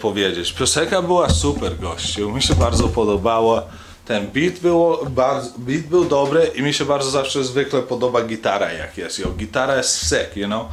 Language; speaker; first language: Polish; early bilingual, heritage; Polish